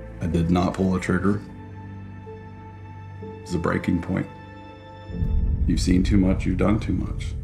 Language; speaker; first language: English; native; English